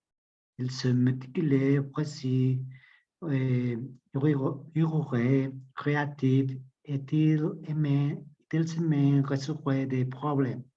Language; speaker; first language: French; non-native, learner; Spanish